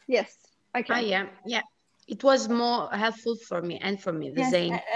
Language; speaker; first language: English; non-native, learner; Italian